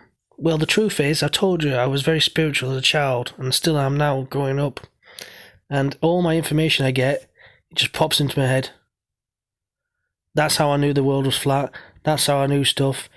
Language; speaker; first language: English; native; English